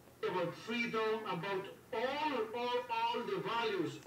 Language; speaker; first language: English; non-native, learner; Spanish